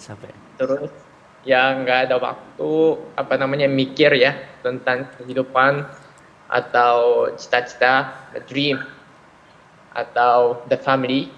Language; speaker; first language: Indonesian; non-native, fluent; Japanese